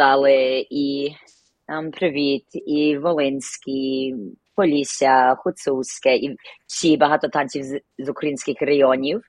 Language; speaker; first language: Ukrainian; early bilingual, heritage; Ukrainian